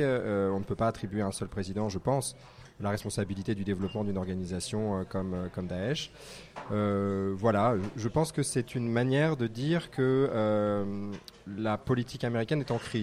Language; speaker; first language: French; native; French